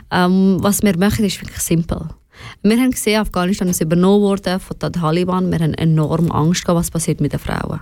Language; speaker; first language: German; early bilingual, other home language; Persian